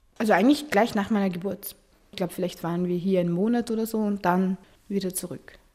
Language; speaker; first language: German; early bilingual, other home language; Arabic